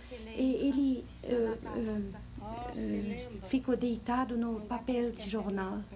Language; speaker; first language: Portuguese; non-native, fluent; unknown